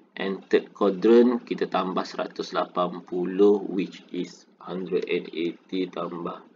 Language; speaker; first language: English; non-native, local second language; Malay